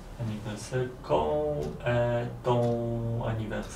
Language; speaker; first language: French; non-native, learner; Polish